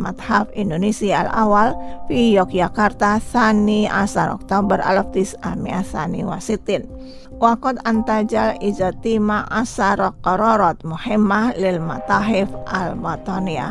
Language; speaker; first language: Arabic; non-native, fluent; Indonesian